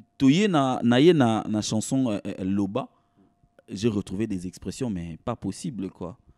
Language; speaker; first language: French; non-native, local second language; Lingala